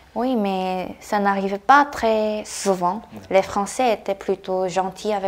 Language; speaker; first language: French; non-native, fluent; Korean